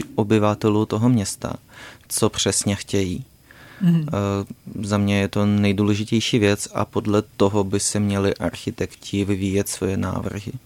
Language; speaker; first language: Czech; non-native, fluent; Ukrainian